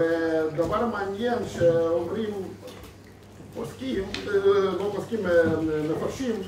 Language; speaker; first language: Hebrew; non-native, fluent; Russian